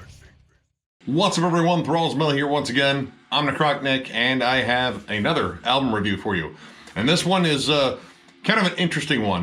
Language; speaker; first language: English; native; English